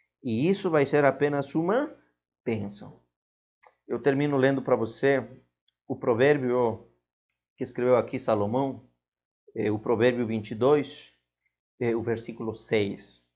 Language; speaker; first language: Portuguese; non-native, fluent; Spanish